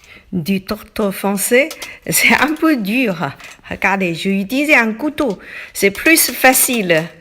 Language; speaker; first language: French; non-native, learner; Thai